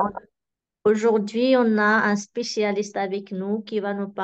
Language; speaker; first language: French; non-native, local second language; Arabic